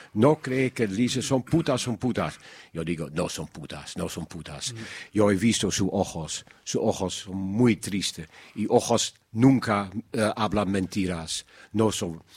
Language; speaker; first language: Spanish; non-native, learner; Dutch